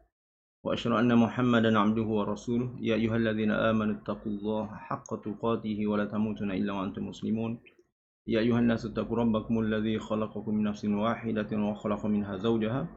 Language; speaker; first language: Arabic; non-native, fluent; Malay